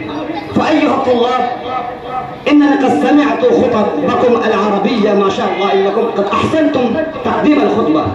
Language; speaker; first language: Arabic; non-native, fluent; Urdu